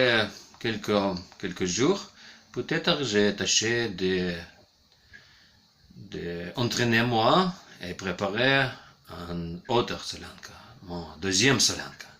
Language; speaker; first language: French; non-native, learner; Ukrainian